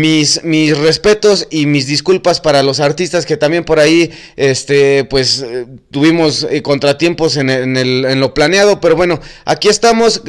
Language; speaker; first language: Spanish; native; Spanish